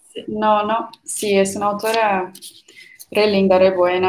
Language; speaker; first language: Spanish; non-native, fluent; Portuguese